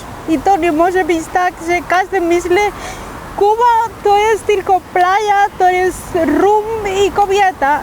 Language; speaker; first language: Polish; non-native, fluent; Spanish